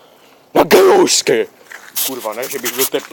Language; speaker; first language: Czech; native; Czech